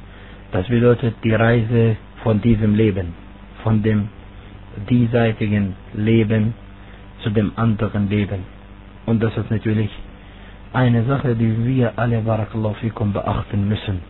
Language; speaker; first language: German; non-native, fluent; Arabic